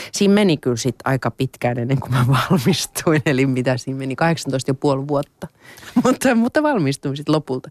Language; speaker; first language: Finnish; non-native, local second language; Swedish